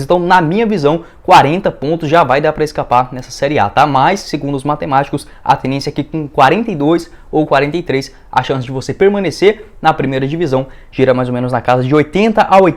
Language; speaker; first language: Portuguese; native; Portuguese